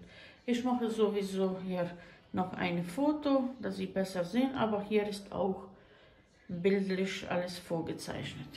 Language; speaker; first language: German; non-native, fluent; Croatian